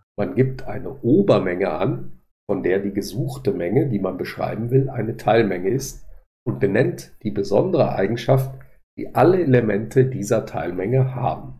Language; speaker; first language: German; native; German